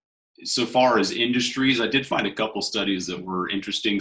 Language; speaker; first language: English; native; English